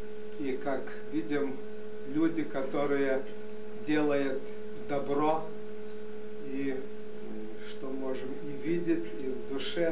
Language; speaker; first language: Russian; non-native, local second language; Lithuanian